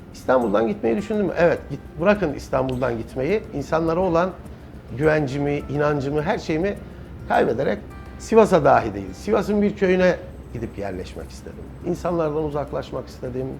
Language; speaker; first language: Turkish; native; Turkish